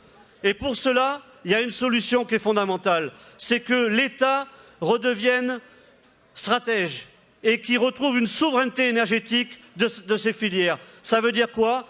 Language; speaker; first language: French; native; French